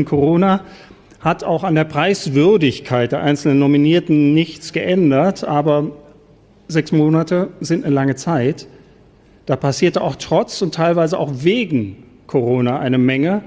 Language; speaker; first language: German; native; German